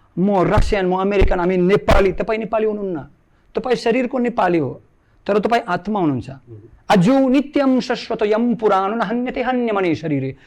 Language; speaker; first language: Nepali; non-native, fluent; Russian